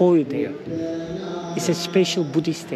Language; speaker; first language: English; non-native, learner; Turkish